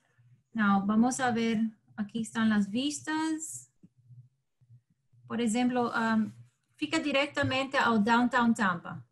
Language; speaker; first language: Portuguese; non-native, learner; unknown